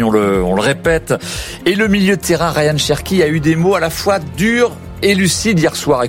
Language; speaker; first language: French; native; French